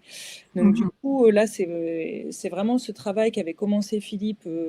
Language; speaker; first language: French; native; French